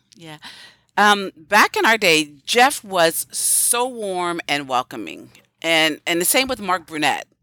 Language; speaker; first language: English; native; English